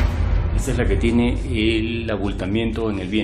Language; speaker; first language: Spanish; native; Spanish